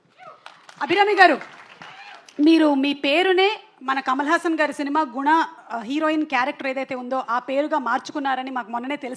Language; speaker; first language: Telugu; native; Telugu